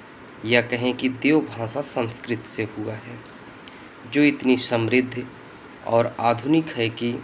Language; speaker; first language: Hindi; native; Hindi